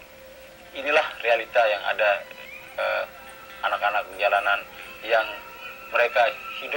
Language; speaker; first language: Indonesian; native; Indonesian